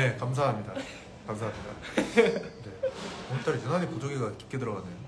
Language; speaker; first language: Korean; native; Korean